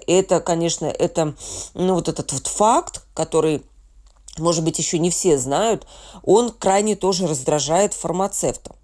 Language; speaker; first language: Russian; native; Russian